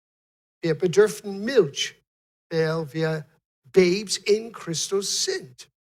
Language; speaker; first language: German; non-native, fluent; English